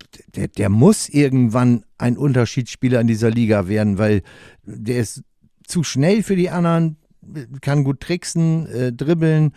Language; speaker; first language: German; native; German